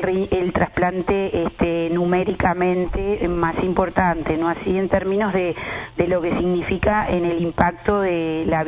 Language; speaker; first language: Spanish; native; Spanish